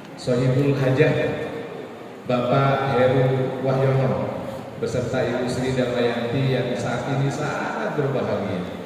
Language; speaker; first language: Indonesian; non-native, local second language; Madurese